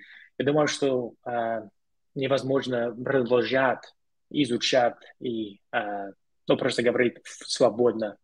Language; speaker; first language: Russian; non-native, learner; English